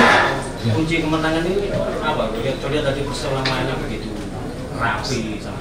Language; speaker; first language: Indonesian; native; Indonesian